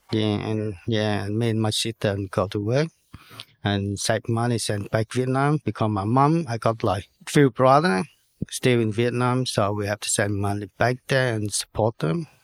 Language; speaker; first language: English; non-native, learner; Vietnamese